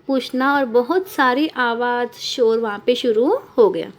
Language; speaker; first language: Hindi; non-native, local second language; Marathi